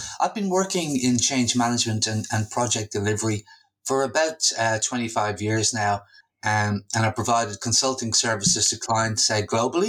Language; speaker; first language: English; native; English